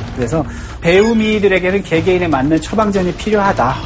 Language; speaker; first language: Korean; native; Korean